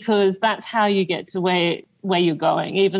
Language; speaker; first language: English; native; English